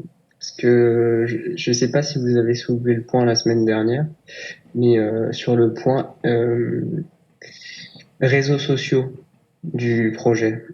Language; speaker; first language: French; native; French